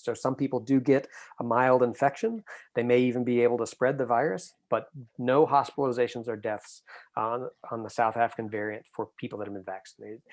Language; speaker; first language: English; native; English